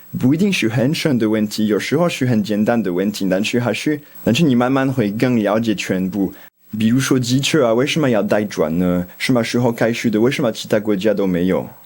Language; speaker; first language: Chinese; non-native, fluent; French